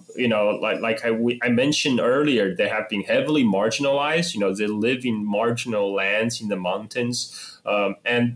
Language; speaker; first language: English; non-native, fluent; Chinese